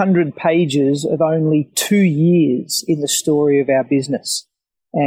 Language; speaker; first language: English; native; English